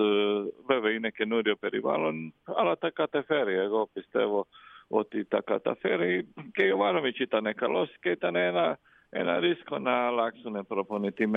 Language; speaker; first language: Greek; non-native, learner; Croatian